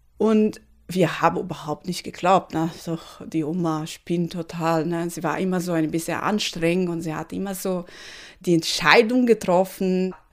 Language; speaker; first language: German; non-native, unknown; Portuguese